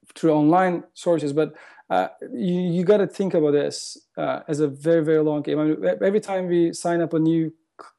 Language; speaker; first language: English; non-native, fluent; Turkish